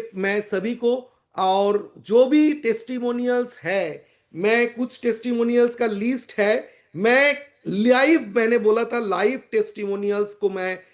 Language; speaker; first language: Hindi; non-native, local second language; Bangla